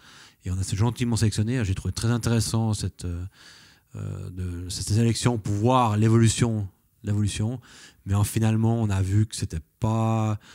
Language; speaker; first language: French; native; French